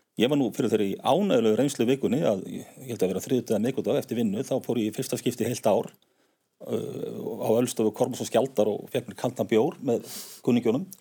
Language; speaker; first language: Icelandic; native; Icelandic